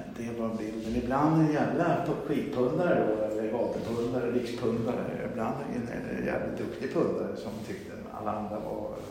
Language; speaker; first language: Swedish; native; Swedish